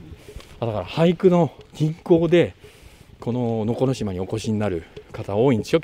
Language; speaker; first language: Japanese; native; Japanese